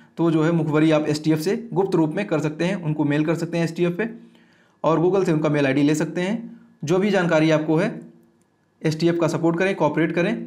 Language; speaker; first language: Hindi; native; Hindi